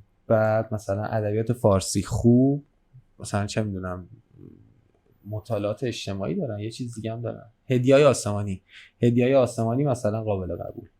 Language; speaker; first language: Persian; native; Persian